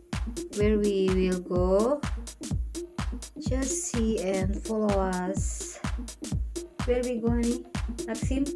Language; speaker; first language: English; non-native, learner; Indonesian